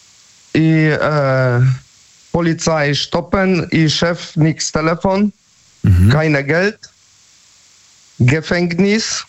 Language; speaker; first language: German; non-native, learner; Polish